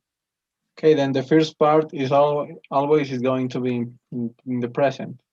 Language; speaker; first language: English; non-native, learner; Spanish